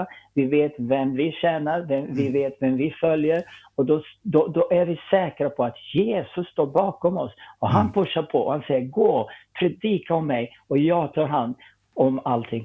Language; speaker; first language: Swedish; non-native, fluent; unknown